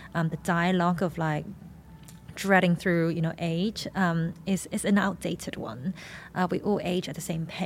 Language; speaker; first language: English; non-native, local second language; Cantonese